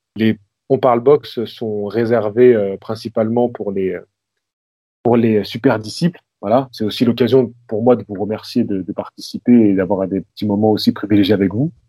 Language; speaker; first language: French; native; French